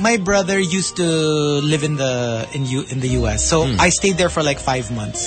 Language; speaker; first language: English; non-native, local second language; Filipino